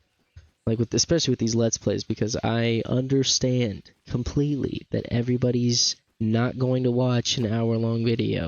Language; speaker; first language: English; native; English